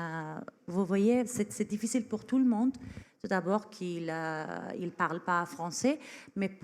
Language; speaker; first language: French; non-native, fluent; Persian